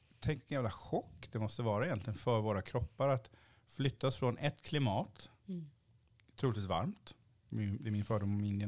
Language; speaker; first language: Swedish; early bilingual, other home language; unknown